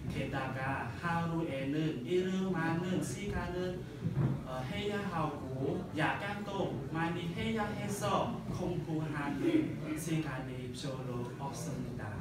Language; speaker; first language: Korean; non-native, fluent; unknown